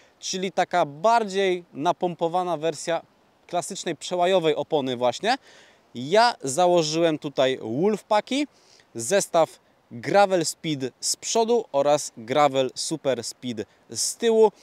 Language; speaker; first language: Polish; native; Polish